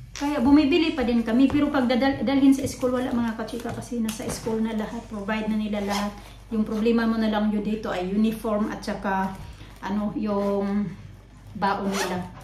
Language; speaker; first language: Filipino; non-native, local second language; Cebuano